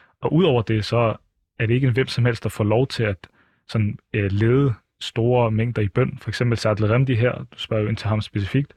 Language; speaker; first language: Danish; early bilingual, other home language; Arabic